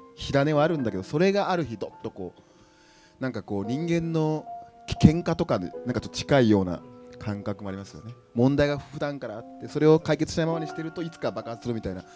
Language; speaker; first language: Japanese; native; Japanese